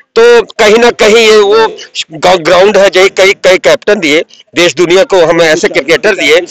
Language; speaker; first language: Hindi; non-native, local second language; Punjabi